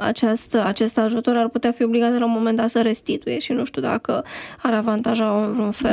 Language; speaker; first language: Romanian; native; Romanian